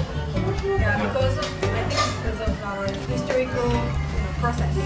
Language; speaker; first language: English; non-native, fluent; Japanese